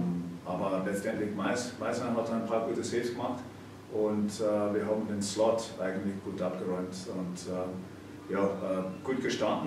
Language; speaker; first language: German; non-native, fluent; English